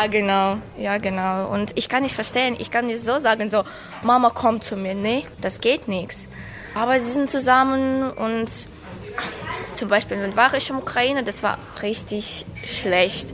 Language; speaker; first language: German; non-native, learner; Ukrainian